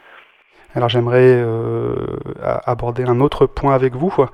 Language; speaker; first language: French; native; French